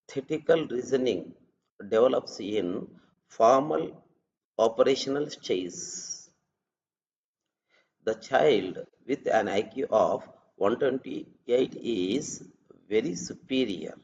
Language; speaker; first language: English; non-native, local second language; Telugu